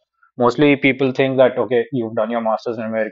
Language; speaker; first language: English; non-native, local second language; Urdu